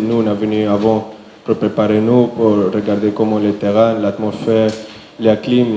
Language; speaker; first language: French; non-native, fluent; Spanish